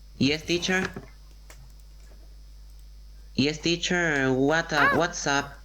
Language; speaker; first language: English; non-native, learner; Spanish